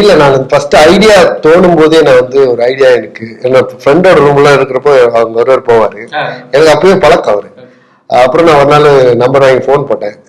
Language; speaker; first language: Tamil; native; Tamil